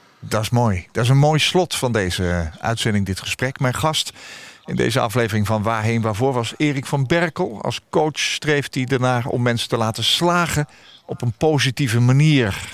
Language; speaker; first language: Dutch; native; Dutch